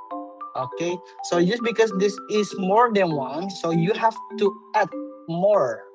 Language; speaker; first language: English; non-native, learner; Indonesian